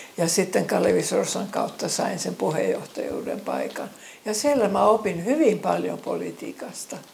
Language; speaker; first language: Finnish; early bilingual, other home language; Estonian